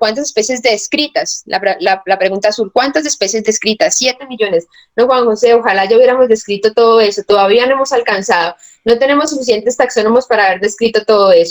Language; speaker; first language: Spanish; native; Spanish